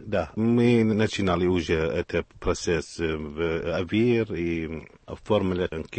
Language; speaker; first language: Russian; non-native, learner; Arabic